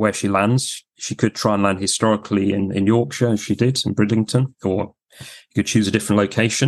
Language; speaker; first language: English; native; English